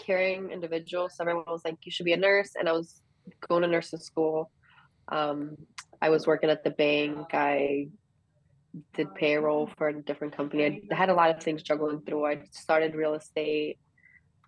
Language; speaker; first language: English; early bilingual, other home language; Greek